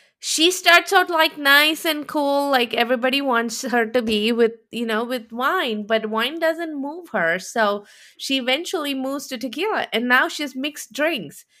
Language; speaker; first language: English; native; English